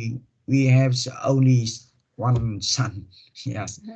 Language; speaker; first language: English; non-native, learner; Vietnamese